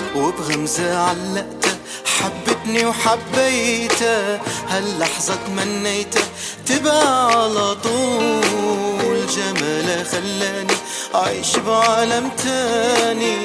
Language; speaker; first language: Arabic; native; Arabic